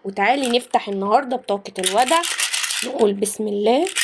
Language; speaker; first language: Arabic; native; Arabic